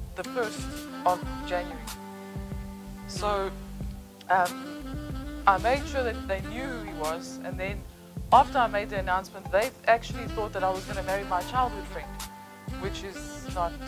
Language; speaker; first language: English; native; English